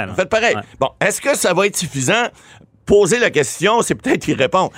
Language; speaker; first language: French; native; French